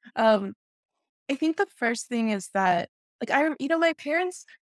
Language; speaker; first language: English; early bilingual, other home language; Spanish